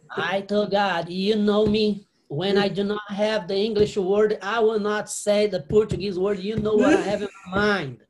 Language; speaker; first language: English; non-native, learner; Portuguese